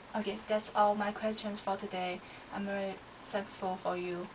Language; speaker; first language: English; non-native, learner; Chinese